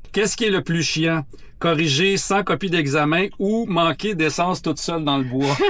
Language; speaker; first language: French; native; French